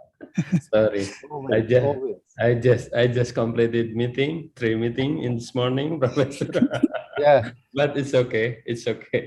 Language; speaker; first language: English; non-native, learner; Indonesian